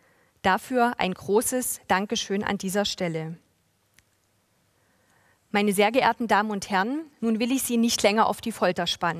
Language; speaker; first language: German; native; German